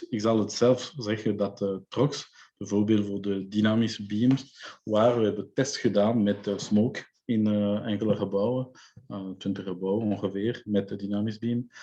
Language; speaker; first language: Dutch; non-native, local second language; French